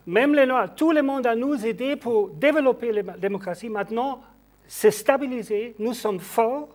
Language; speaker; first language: French; non-native, learner; German